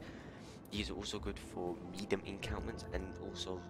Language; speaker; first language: English; native; English